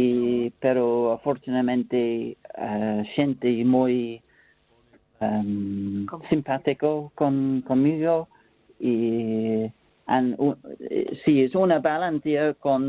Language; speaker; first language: Spanish; non-native, learner; English